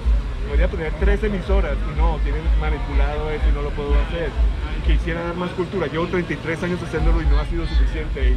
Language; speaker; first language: Spanish; native; Spanish